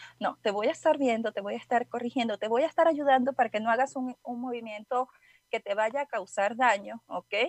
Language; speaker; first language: Spanish; native; Spanish